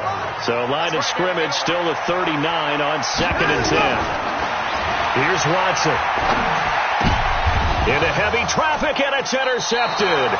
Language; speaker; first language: English; native; English